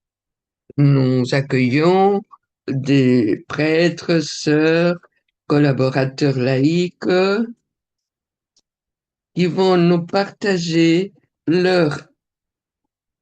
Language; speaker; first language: French; non-native, fluent; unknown